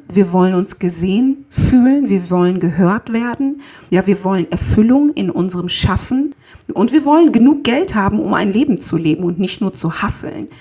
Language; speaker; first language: German; native; German